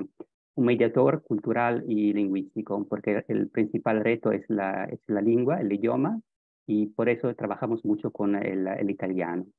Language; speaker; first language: Spanish; non-native, fluent; Italian